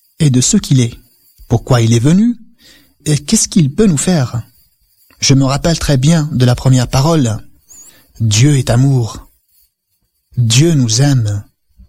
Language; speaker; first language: French; non-native, local second language; Kabyle